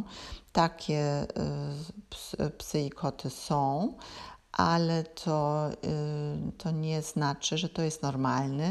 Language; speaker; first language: Polish; non-native, learner; German